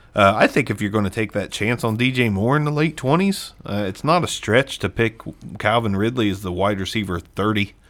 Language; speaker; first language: English; native; English